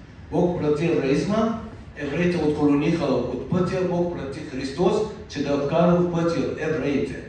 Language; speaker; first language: Bulgarian; non-native, fluent; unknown